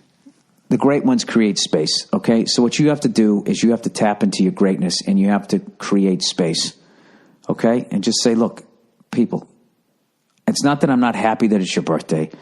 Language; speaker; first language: English; native; English